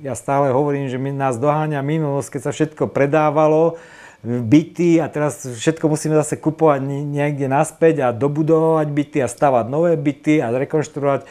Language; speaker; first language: Slovak; native; Slovak